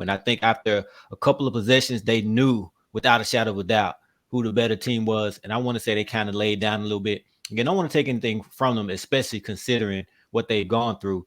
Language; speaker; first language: English; native; English